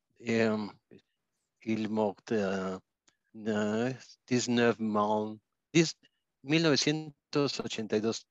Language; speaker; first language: French; non-native, learner; Spanish